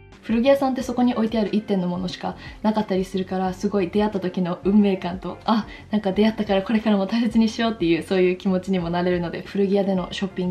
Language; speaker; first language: Japanese; early bilingual, heritage; Japanese